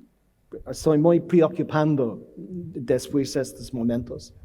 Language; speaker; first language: Spanish; non-native, learner; English